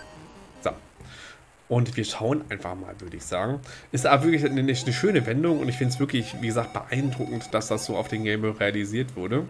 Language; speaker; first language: German; native; German